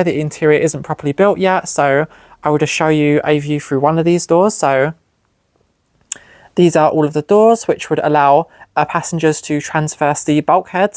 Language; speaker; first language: English; native; English